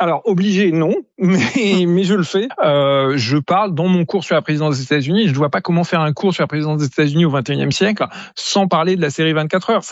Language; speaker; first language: French; native; French